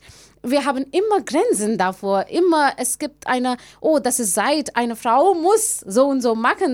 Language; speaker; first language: German; non-native, fluent; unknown